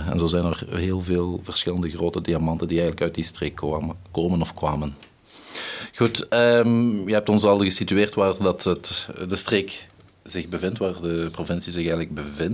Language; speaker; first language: Dutch; native; Dutch